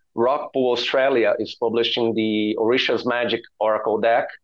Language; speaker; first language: English; non-native, fluent; Portuguese